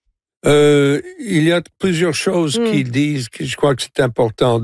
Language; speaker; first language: French; non-native, local second language; English